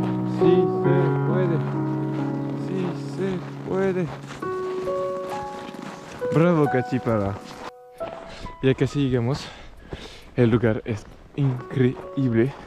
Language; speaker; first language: Spanish; non-native, learner; French